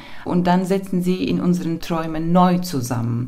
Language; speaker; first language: German; non-native, fluent; Turkish